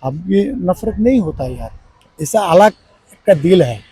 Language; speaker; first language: Hindi; non-native, learner; Bangla